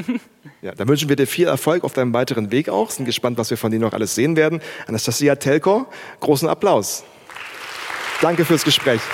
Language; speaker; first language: German; native; German